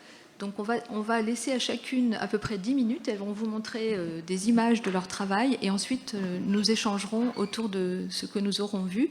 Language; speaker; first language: French; native; French